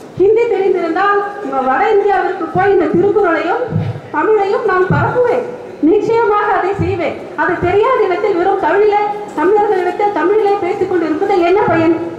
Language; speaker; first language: Tamil; non-native, local second language; Badaga